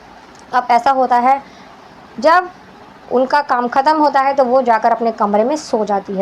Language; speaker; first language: Hindi; native; Hindi